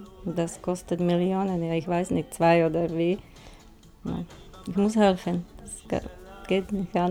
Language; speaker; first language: German; non-native, learner; Slovak